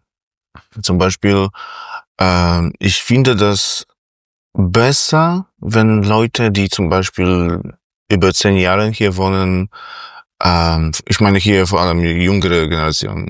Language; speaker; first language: German; non-native, fluent; Polish